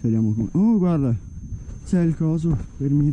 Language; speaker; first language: Italian; native; Italian